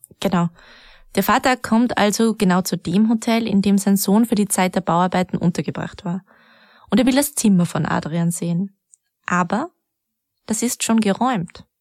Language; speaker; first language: German; native; German